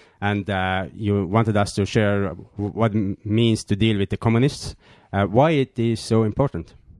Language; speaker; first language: English; non-native, fluent; Estonian